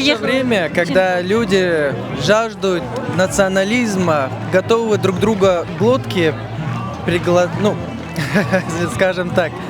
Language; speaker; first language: Russian; non-native, local second language; Chechen